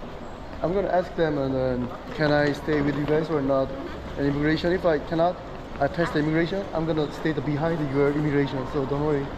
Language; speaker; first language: English; non-native, learner; Korean